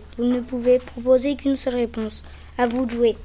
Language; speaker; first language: French; native; French